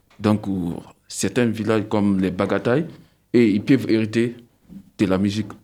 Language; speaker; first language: French; non-native, local second language; Susu